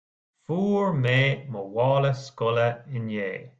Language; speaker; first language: Irish; non-native, local second language; English